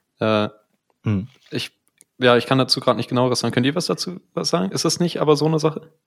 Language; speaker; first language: German; native; German